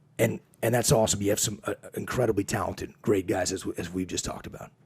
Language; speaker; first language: English; native; English